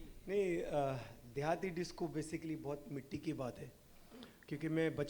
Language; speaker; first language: Hindi; native; Hindi